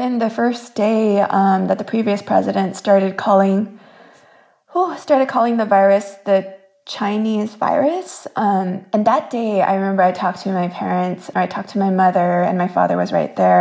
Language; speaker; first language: English; early bilingual, other home language; Korean